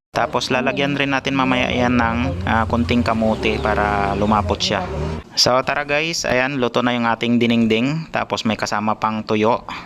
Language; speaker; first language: Filipino; non-native, local second language; Iloko